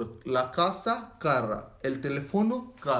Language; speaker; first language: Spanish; non-native, learner; English